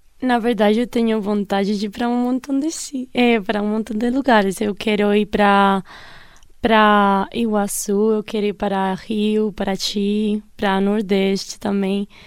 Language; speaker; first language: Portuguese; non-native, fluent; Spanish